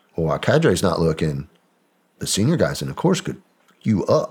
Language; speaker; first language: English; native; English